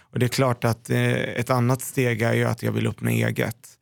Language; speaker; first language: Swedish; early bilingual, other home language; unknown